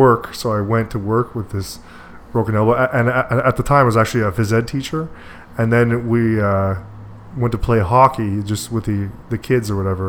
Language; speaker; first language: English; native; English